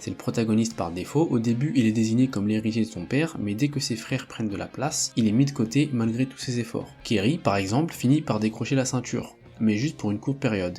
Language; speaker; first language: French; native; French